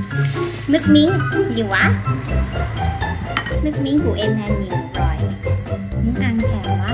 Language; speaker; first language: Vietnamese; non-native, learner; Thai